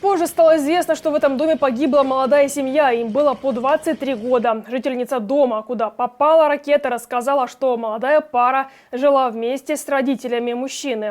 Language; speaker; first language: Russian; native; Russian